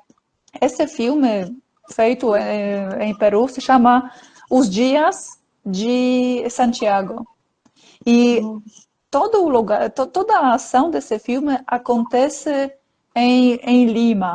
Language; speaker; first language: Portuguese; non-native, fluent; Polish